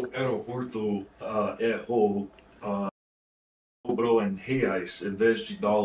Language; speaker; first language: Portuguese; non-native, fluent; English